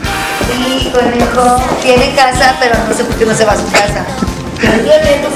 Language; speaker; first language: Spanish; native; Spanish